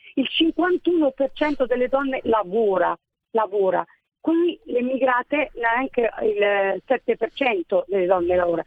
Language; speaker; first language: Italian; non-native, fluent; Arabic